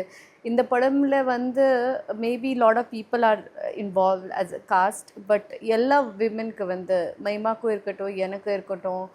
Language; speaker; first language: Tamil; non-native, learner; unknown